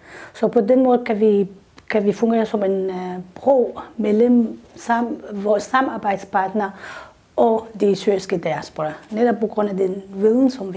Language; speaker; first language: Danish; non-native, fluent; Arabic